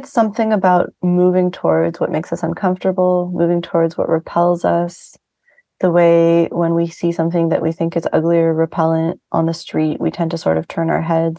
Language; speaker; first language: English; native; English